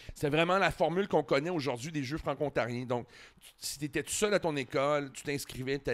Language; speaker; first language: French; native; French